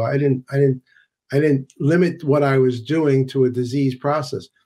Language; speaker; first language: English; native; English